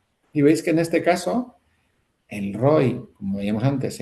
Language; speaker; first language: Spanish; native; Spanish